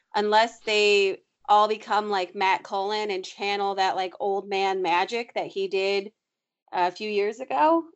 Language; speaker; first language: English; native; English